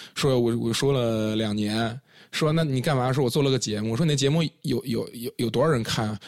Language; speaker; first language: Chinese; native; Chinese